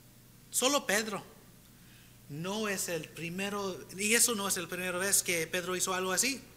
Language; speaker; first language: Spanish; early bilingual, heritage; Spanish